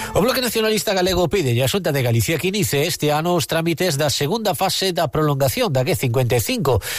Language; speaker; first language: Galician; native; Galician